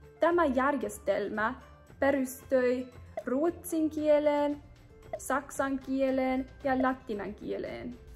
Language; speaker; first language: Finnish; non-native, learner; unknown